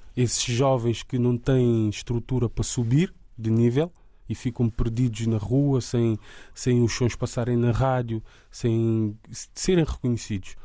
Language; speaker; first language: Portuguese; native; Portuguese